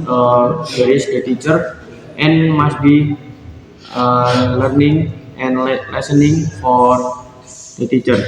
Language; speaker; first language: English; non-native, learner; Indonesian